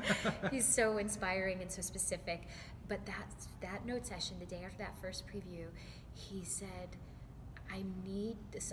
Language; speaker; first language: English; native; English